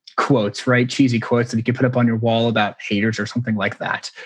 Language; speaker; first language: English; native; English